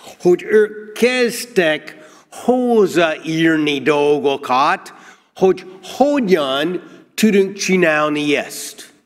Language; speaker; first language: Hungarian; non-native, learner; English